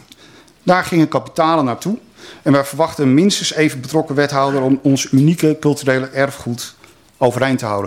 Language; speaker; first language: Dutch; native; Dutch